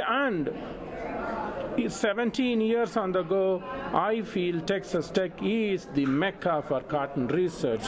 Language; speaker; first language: English; non-native, local second language; Tamil